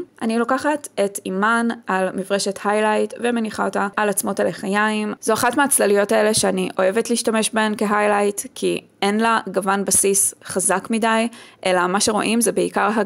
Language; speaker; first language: Hebrew; native; Hebrew